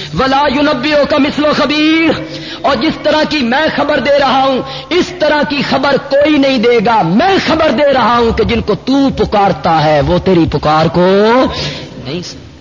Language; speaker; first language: Urdu; non-native, local second language; Punjabi